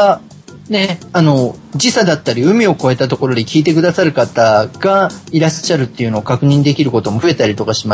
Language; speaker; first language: Japanese; native; Japanese